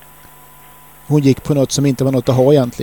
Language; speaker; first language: Swedish; native; Swedish